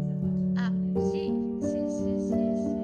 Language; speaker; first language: Italian; non-native, learner; Japanese